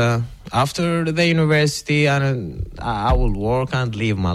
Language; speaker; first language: English; non-native, learner; Arabic